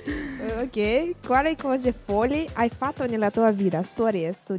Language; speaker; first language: Italian; non-native, learner; Romanian